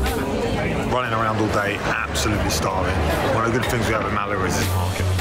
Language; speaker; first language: English; native; English